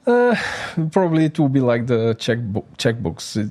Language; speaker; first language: English; non-native, fluent; Bulgarian